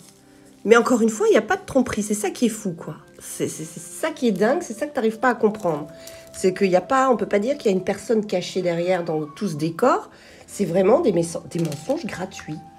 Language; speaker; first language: French; native; French